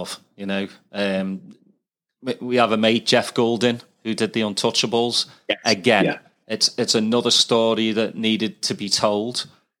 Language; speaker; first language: English; native; English